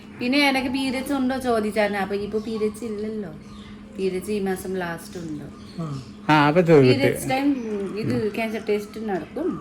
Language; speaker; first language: Malayalam; non-native, learner; Nepali